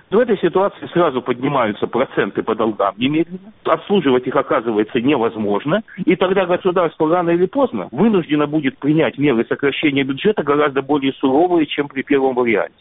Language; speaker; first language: Russian; native; Russian